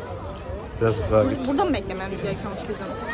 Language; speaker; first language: Turkish; native; Turkish